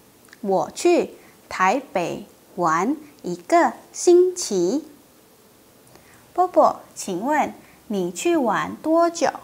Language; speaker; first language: Chinese; non-native, fluent; Indonesian